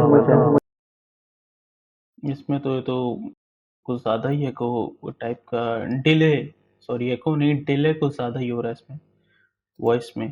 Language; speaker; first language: Hindi; native; Hindi